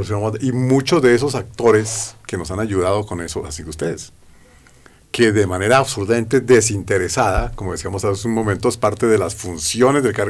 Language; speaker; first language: Spanish; native; Spanish